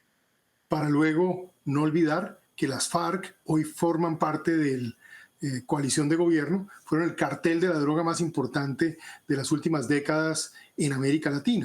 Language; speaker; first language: Spanish; native; Spanish